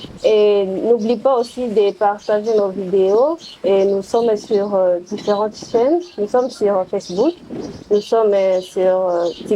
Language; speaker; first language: French; non-native, local second language; Swahili